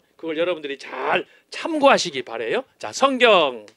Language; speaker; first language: Korean; native; Korean